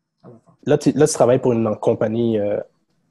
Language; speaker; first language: French; native; French